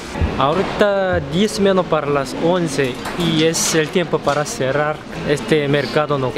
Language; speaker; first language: Spanish; non-native, fluent; Korean